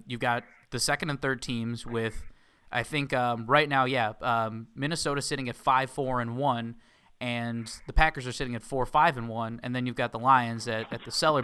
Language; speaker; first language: English; native; English